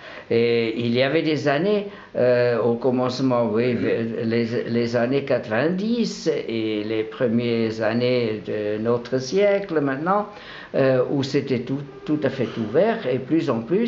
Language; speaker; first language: French; non-native, local second language; German